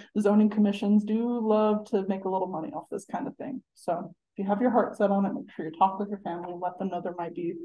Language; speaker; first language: English; native; English